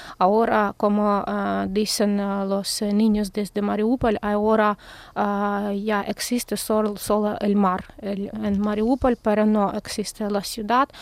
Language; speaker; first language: Spanish; non-native, learner; Ukrainian